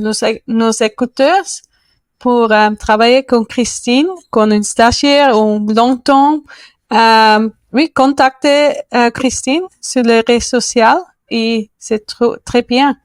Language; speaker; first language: French; non-native, learner; Spanish